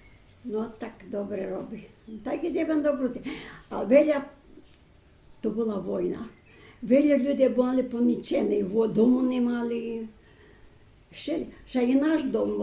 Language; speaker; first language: Slovak; early bilingual, heritage; Slovak